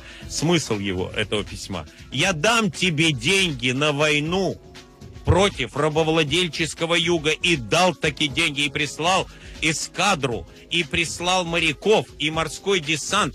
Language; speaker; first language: Russian; native; Russian